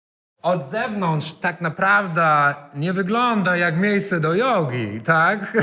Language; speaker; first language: Polish; non-native, learner; English